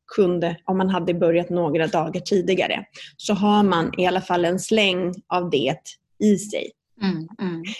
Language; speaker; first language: Swedish; early bilingual, other home language; Italian